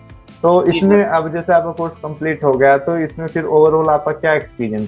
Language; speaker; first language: Hindi; native; Hindi